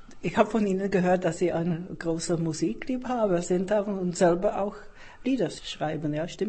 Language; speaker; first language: German; non-native, fluent; Czech